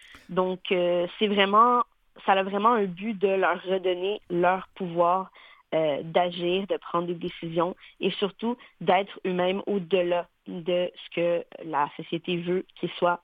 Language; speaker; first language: French; native; French